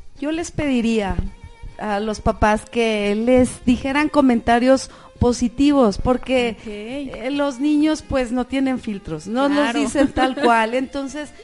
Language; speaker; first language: Spanish; native; Spanish